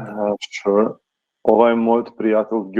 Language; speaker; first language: Macedonian; non-native, learner; Serbian